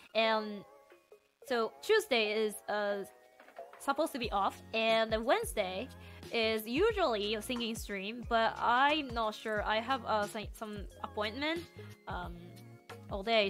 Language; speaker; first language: English; non-native, fluent; Japanese